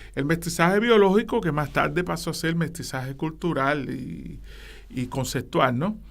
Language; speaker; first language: Spanish; native; Spanish